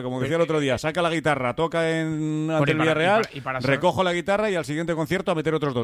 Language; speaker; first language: Spanish; native; Spanish